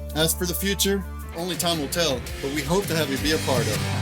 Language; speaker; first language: English; native; English